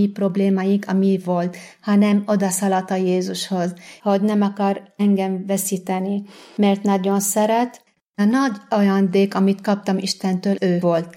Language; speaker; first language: Hungarian; non-native, fluent; Arabic